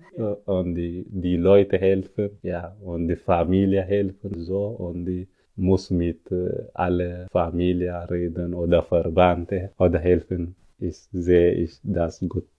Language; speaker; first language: German; non-native, learner; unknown